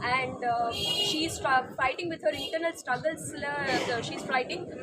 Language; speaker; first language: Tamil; non-native, learner; Telugu